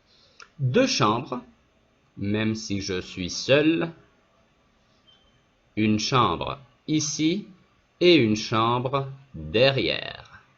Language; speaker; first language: French; non-native, fluent; Spanish